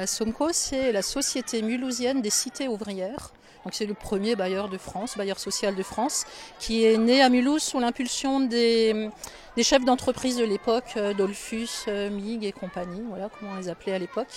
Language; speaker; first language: French; native; French